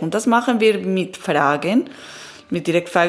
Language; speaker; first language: German; non-native, learner; Italian